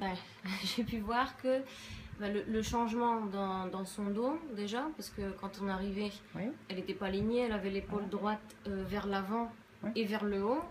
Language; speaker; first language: French; native; French